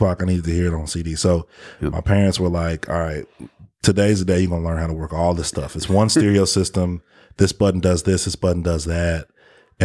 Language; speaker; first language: English; native; English